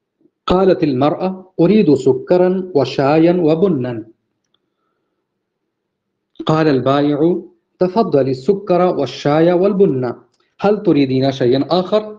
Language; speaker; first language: Arabic; non-native, fluent; Urdu